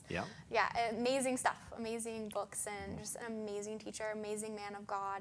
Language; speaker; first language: English; native; English